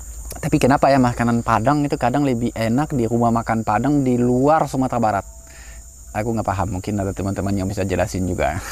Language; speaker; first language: Indonesian; non-native, fluent; French